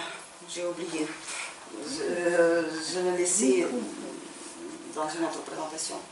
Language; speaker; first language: French; non-native, fluent; Ukrainian